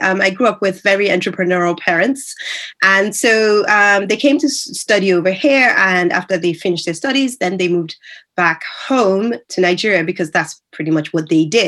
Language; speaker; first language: English; non-native, local second language; Yoruba